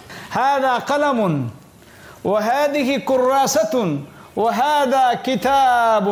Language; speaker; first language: Arabic; non-native, fluent; Bangla